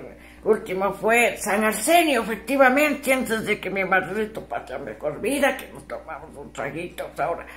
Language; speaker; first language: Spanish; native; Spanish